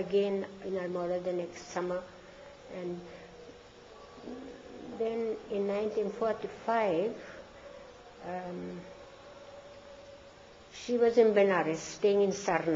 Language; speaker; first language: English; non-native, fluent; German